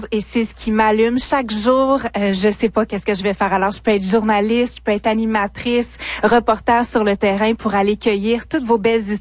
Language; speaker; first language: French; native; French